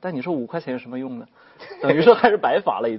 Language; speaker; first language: Chinese; native; Chinese